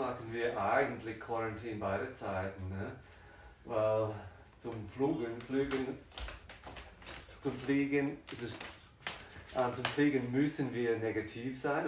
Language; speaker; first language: German; non-native, fluent; French